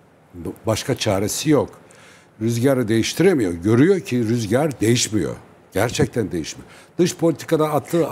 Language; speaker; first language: Turkish; native; Turkish